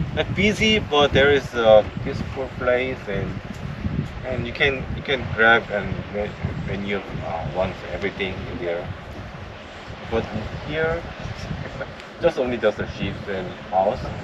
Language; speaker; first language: English; non-native, learner; Korean